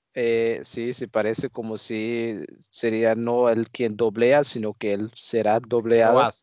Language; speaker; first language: Spanish; non-native, fluent; Dutch